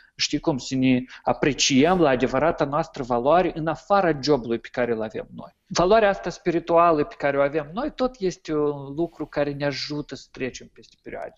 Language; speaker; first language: Romanian; native; Romanian